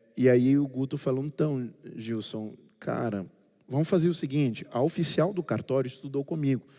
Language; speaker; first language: Portuguese; non-native, local second language; Kabuverdianu